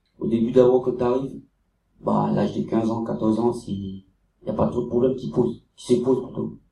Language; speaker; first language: French; non-native, fluent; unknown